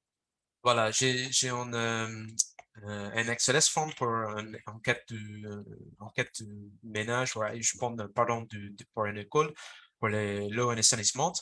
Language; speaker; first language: French; non-native, fluent; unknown